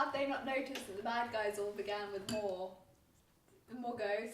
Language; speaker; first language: English; native; English